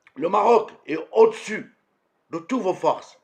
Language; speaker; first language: French; non-native, local second language; Arabic